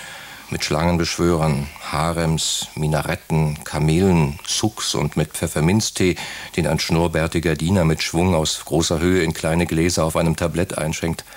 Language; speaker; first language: German; native; German